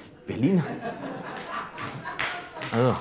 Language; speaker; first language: German; native; German